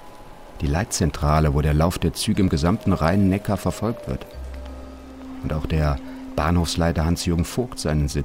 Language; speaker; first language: German; native; German